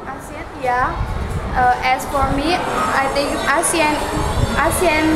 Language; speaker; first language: English; non-native, learner; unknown